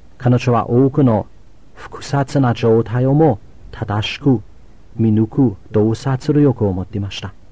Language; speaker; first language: Japanese; non-native, fluent; German